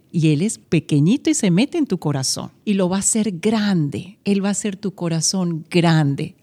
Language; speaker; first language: Spanish; native; Spanish